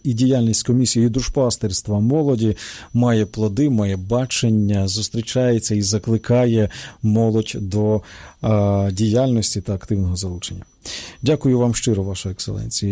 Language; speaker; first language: Ukrainian; native; Ukrainian